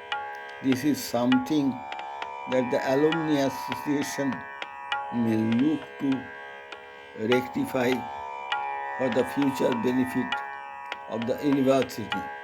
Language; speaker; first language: English; non-native, local second language; Bangla